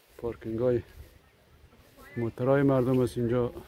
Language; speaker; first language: Persian; native; Persian